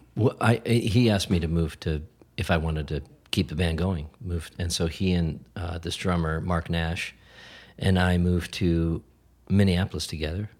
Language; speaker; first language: English; native; English